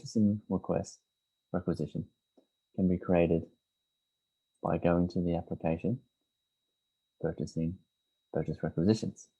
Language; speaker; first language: English; native; English